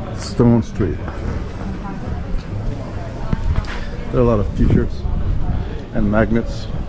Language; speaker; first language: English; non-native, fluent; Turkish